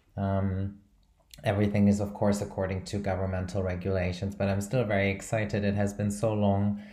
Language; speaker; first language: English; non-native, fluent; Portuguese